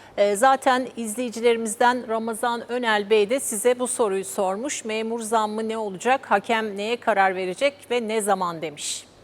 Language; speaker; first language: Turkish; native; Turkish